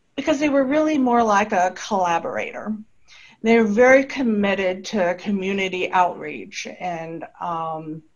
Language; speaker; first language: English; native; English